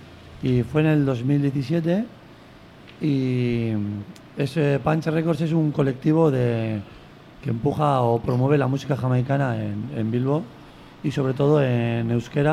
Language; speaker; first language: Spanish; native; Spanish